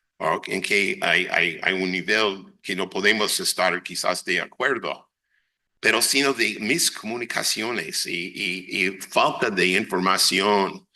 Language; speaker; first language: Spanish; non-native, fluent; English